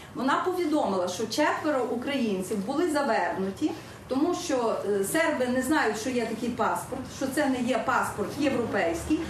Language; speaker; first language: Ukrainian; native; Ukrainian